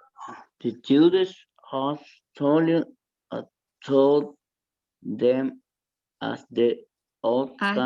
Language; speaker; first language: English; non-native, learner; Spanish